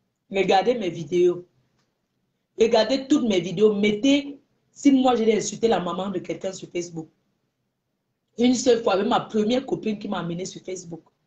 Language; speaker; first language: French; non-native, local second language; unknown